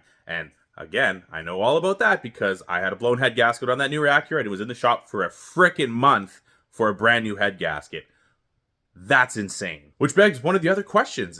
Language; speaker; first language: English; native; English